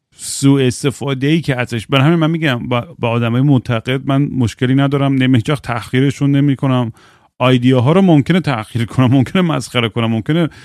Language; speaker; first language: Persian; native; Persian